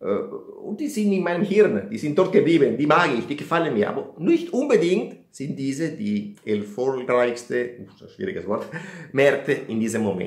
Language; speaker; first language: German; non-native, fluent; Italian